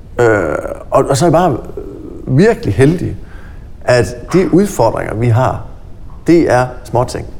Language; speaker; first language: Danish; native; Danish